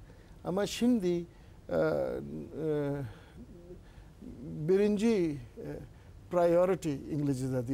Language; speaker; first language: Turkish; non-native, learner; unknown